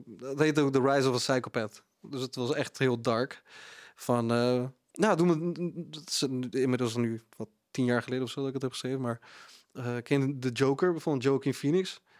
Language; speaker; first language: Dutch; early bilingual, other home language; Punjabi